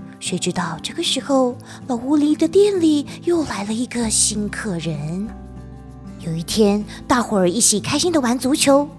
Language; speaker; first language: Chinese; native; Chinese